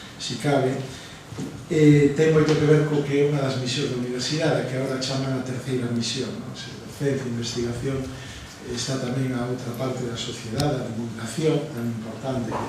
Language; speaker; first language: Galician; non-native, local second language; Spanish